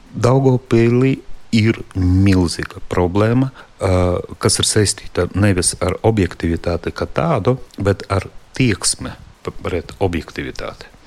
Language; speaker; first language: Latvian; non-native, local second language; Russian